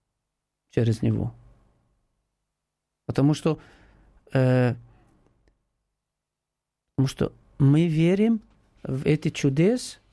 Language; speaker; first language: Russian; non-native, fluent; Arabic